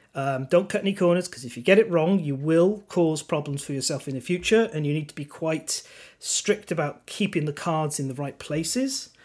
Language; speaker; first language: English; non-native, local second language; Welsh